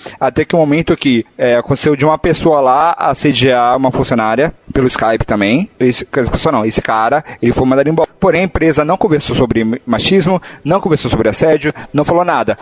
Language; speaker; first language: Portuguese; native; Portuguese